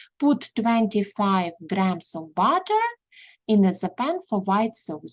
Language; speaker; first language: English; non-native, fluent; Ukrainian